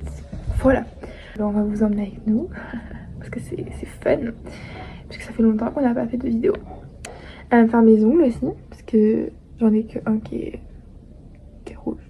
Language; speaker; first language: French; native; French